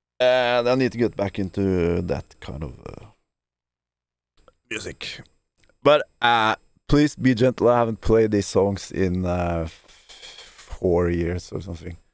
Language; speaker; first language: English; non-native, fluent; Norwegian